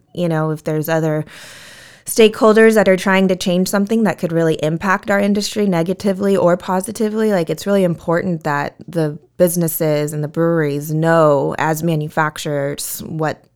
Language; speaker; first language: English; native; English